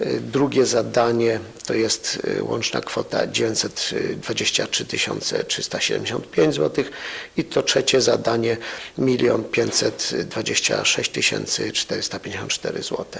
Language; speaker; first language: Polish; native; Polish